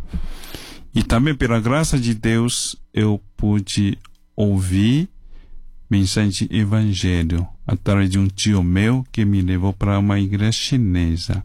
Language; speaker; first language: Portuguese; non-native, fluent; Chinese